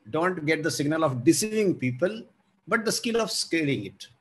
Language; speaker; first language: English; non-native, local second language; Marathi